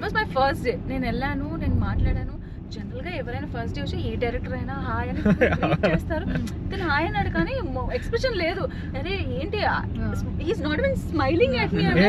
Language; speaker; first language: Telugu; native; Telugu